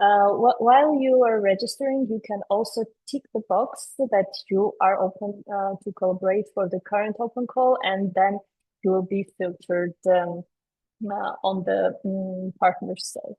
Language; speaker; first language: English; non-native, fluent; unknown